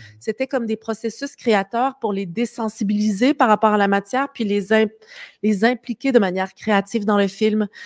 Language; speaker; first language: French; native; French